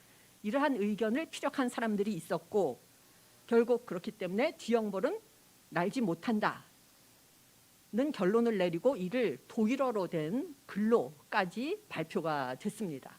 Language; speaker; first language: Korean; native; Korean